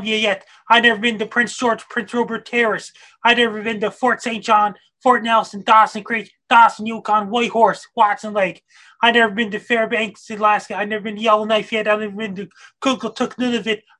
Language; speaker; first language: English; native; English